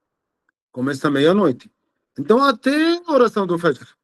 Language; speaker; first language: Portuguese; non-native, fluent; Arabic